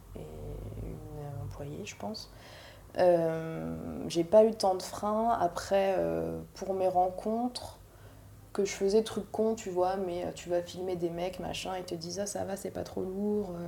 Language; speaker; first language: French; native; French